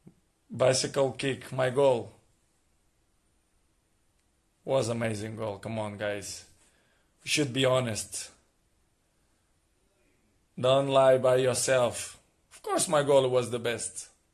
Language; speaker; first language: English; non-native, learner; Portuguese